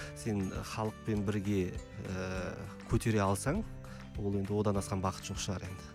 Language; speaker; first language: Kazakh; native; Kazakh